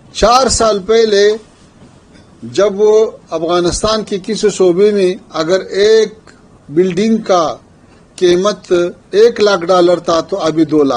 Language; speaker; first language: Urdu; non-native, fluent; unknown